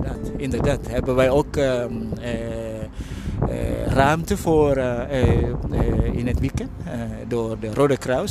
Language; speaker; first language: Dutch; non-native, fluent; Indonesian